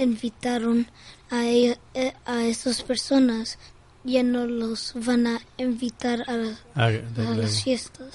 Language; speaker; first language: Spanish; early bilingual, heritage; Spanish